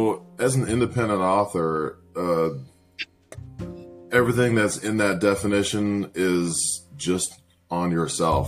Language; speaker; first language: English; native; English